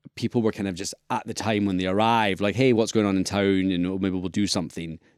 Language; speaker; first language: English; native; English